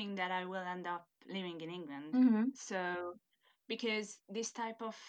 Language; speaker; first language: English; non-native, fluent; Hungarian